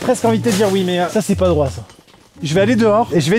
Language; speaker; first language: French; native; French